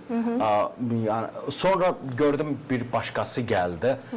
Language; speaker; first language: Azerbaijani; native; Azerbaijani